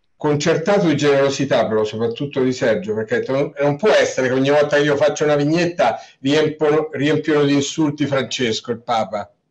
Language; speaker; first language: Italian; native; Italian